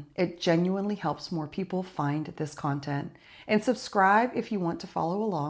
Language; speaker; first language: English; native; English